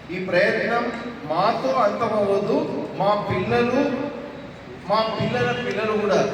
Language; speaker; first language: Telugu; native; Telugu